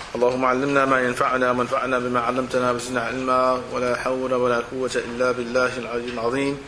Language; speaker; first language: Arabic; non-native, fluent; English